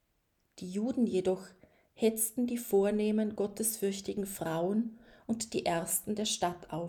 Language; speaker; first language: German; native; German